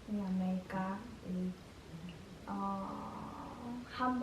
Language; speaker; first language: English; non-native, learner; Japanese